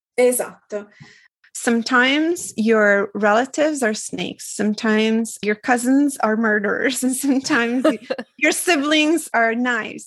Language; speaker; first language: English; non-native, fluent; Italian